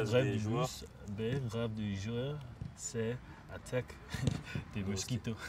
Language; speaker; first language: French; non-native, learner; English